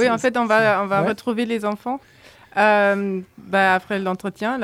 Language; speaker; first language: French; non-native, fluent; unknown